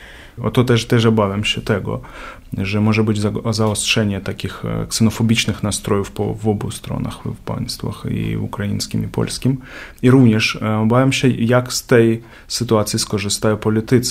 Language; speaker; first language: Polish; non-native, learner; Ukrainian